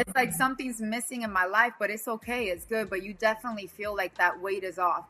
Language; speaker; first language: English; early bilingual, other home language; Spanish